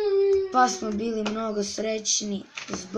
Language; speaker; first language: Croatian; early bilingual, heritage; Serbian